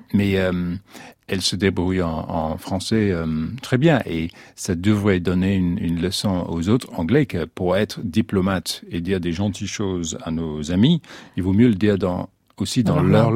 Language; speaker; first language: French; non-native, fluent; English